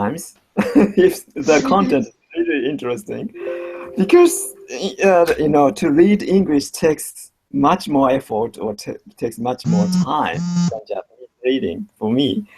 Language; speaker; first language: English; non-native, learner; Japanese